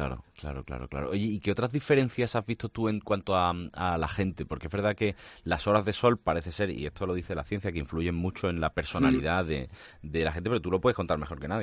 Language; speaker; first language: Spanish; native; Spanish